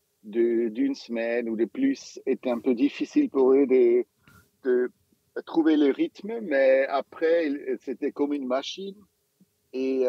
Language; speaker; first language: French; non-native, local second language; German